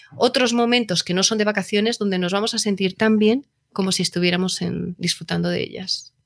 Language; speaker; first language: Spanish; native; Spanish